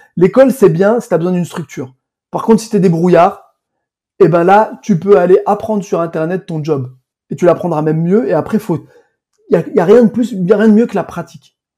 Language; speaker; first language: French; early bilingual, other home language; Arabic